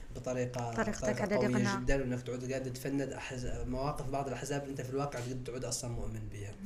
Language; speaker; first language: Arabic; native; Arabic